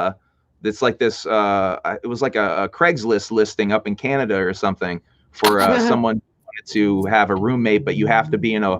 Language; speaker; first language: English; native; English